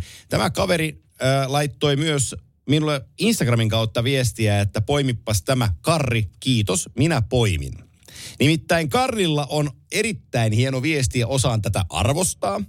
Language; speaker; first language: Finnish; native; Finnish